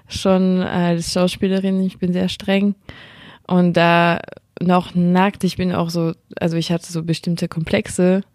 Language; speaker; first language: German; non-native, fluent; French